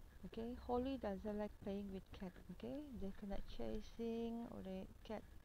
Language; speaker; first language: English; non-native, local second language; Malay